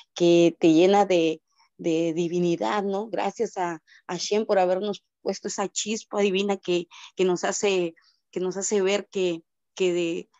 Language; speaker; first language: Spanish; native; Spanish